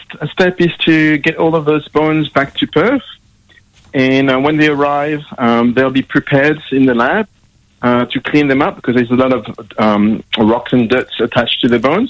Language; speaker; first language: English; non-native, fluent; French